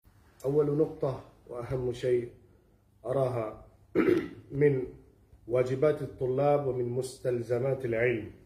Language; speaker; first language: Arabic; non-native, fluent; Urdu